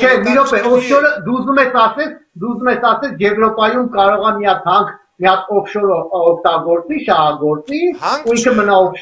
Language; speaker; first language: Armenian; native; Armenian